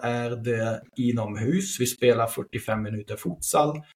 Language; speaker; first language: Swedish; non-native, fluent; German